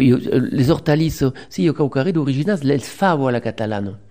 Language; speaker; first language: Catalan; non-native, local second language; French